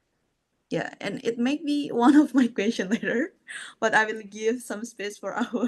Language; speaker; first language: English; non-native, fluent; Indonesian